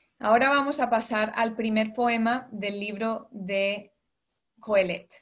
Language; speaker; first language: Spanish; early bilingual, heritage; Spanish